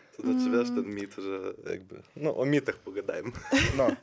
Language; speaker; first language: Polish; early bilingual, heritage; Polish